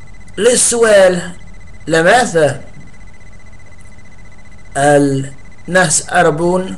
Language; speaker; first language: Arabic; non-native, learner; English